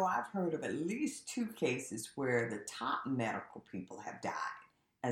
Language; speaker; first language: English; native; English